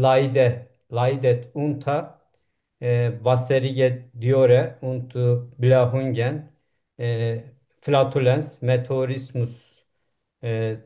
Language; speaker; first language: German; non-native, learner; Turkish